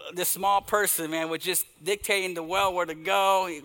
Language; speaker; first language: English; native; English